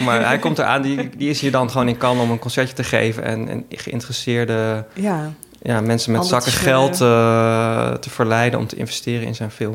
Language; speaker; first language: Dutch; native; Dutch